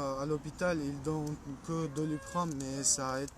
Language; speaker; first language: French; non-native, learner; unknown